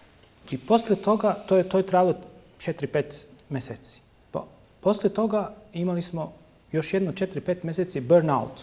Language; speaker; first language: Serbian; non-native, local second language; Turkish